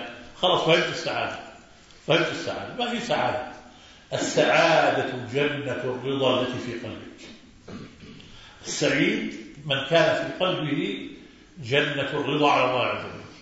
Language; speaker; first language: Arabic; native; Arabic